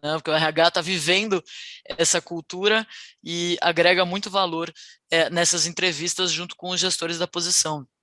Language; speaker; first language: Portuguese; native; Portuguese